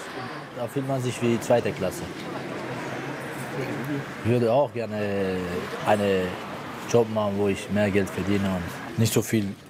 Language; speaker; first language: German; non-native, fluent; Turkish